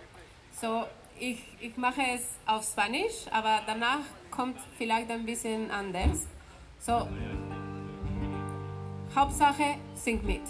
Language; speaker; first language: German; non-native, fluent; Spanish